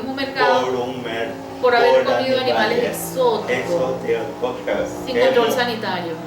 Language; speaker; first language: Spanish; native; Spanish